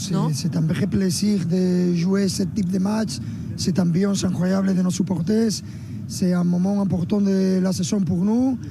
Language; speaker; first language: French; non-native, fluent; Spanish